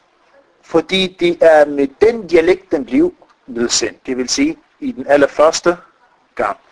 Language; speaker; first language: Danish; non-native, fluent; Arabic